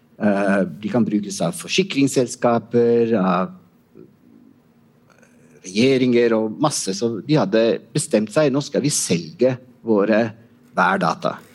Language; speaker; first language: Norwegian; non-native, fluent; Italian